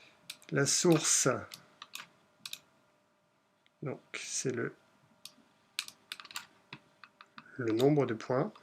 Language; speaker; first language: French; native; French